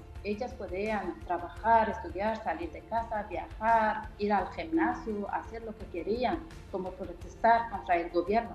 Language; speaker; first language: Spanish; non-native, fluent; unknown